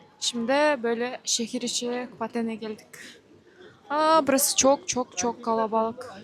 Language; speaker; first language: Turkish; non-native, learner; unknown